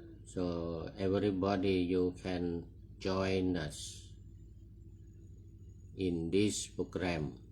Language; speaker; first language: English; non-native, learner; Thai